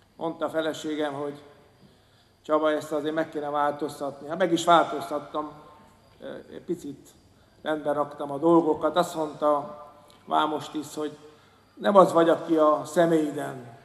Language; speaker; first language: Hungarian; native; Hungarian